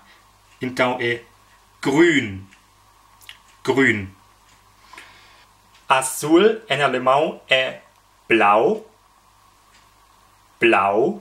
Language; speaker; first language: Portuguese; non-native, fluent; German